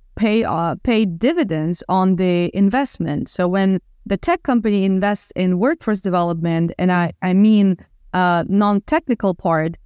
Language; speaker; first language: English; non-native, fluent; Russian